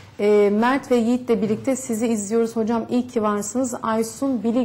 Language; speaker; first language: Turkish; native; Turkish